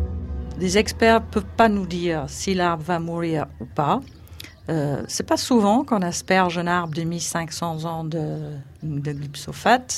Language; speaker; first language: French; non-native, fluent; English